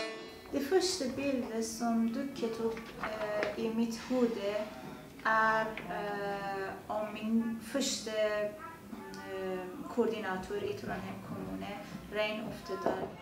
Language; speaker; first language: Norwegian; non-native, fluent; Persian